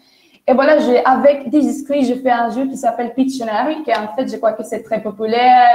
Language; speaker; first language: French; non-native, fluent; Spanish